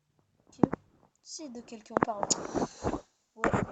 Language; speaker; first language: French; native; French